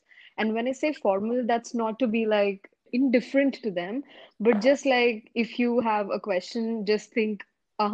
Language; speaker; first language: English; non-native, local second language; Hindi